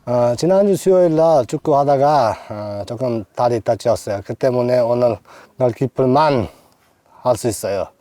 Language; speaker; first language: Korean; non-native, learner; Uzbek